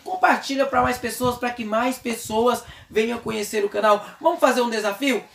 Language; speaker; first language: Portuguese; native; Portuguese